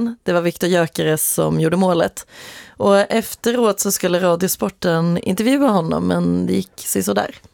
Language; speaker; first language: Swedish; native; Swedish